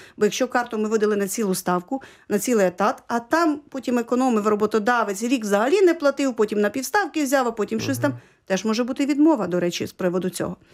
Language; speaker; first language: Ukrainian; native; Ukrainian